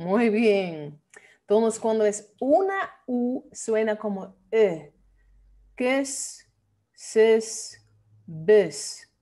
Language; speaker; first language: Spanish; non-native, fluent; Dutch